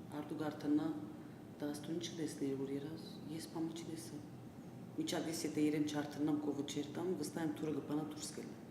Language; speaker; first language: Armenian; early bilingual, heritage; Armenian